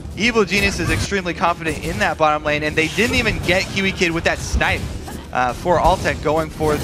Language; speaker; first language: English; native; English